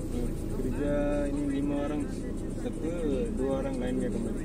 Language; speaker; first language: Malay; non-native, learner; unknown